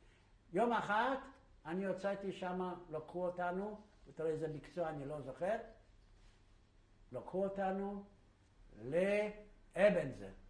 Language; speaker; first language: Hebrew; non-native, fluent; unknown